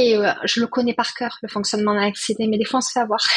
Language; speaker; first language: French; native; French